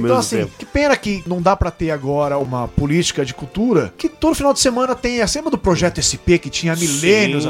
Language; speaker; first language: Portuguese; native; Portuguese